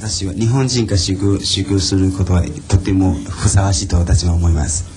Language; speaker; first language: Japanese; non-native, fluent; Chinese